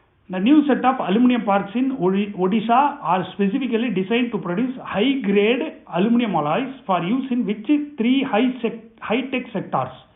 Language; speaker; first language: English; non-native, local second language; Tamil